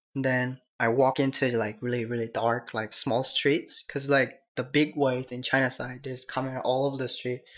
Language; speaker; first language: English; non-native, learner; Korean